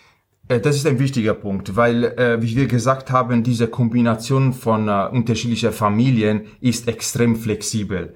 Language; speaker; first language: German; non-native, fluent; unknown